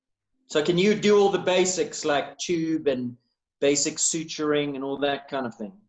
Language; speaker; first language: English; native; English